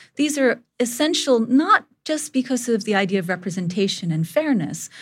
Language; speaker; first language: English; early bilingual, other home language; Bangla